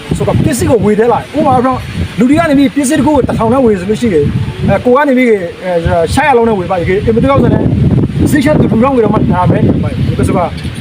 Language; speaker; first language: Burmese; native; Burmese